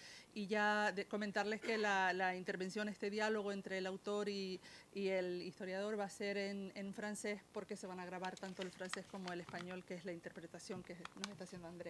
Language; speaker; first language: Spanish; native; Spanish